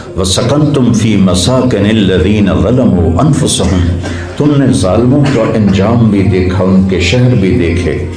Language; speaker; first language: Urdu; non-native, local second language; Punjabi